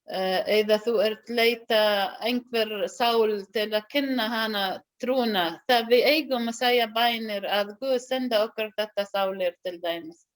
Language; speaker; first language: Icelandic; non-native, learner; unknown